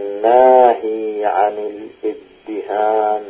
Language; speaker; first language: Arabic; native; Arabic